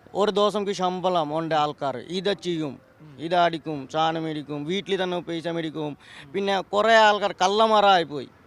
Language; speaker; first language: Malayalam; non-native, local second language; Bangla